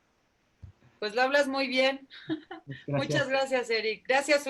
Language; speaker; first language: Spanish; native; Spanish